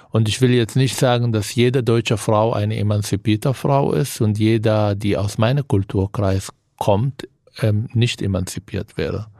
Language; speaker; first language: German; non-native, fluent; Arabic